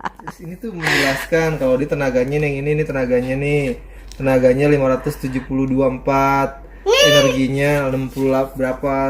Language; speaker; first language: Indonesian; native; Indonesian